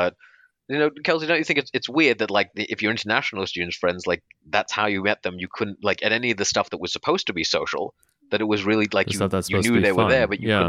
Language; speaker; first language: English; native; English